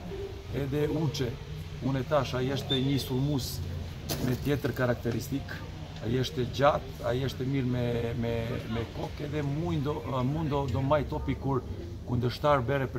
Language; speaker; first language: Albanian; non-native, learner; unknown